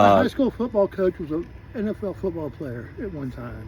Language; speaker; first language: English; native; English